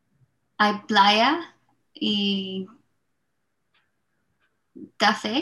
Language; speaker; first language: Spanish; non-native, learner; English